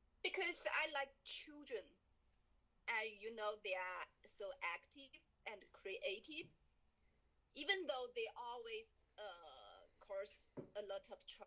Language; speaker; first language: English; non-native, learner; Chinese